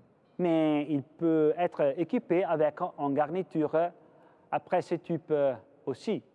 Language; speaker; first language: French; non-native, fluent; Italian